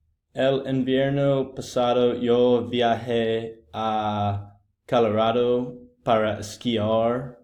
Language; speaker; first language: Spanish; non-native, learner; English